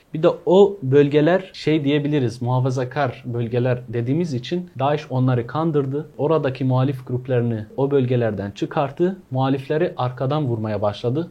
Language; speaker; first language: Turkish; non-native, fluent; Arabic